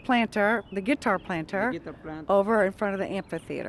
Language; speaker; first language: English; native; English